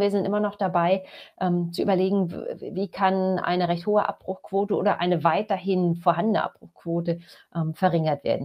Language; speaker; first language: German; native; German